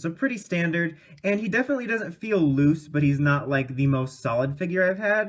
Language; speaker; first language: English; native; English